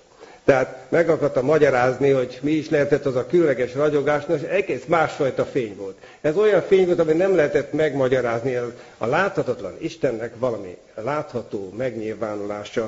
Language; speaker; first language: Hungarian; native; Hungarian